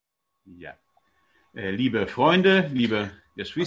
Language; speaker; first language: German; non-native, fluent; Polish